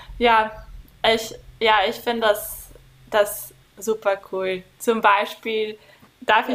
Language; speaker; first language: German; non-native, fluent; English